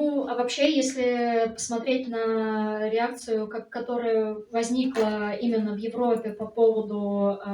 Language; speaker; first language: Russian; native; Russian